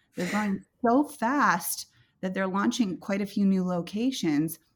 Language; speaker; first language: English; native; English